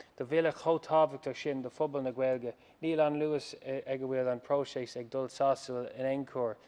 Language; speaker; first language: Irish; non-native, local second language; English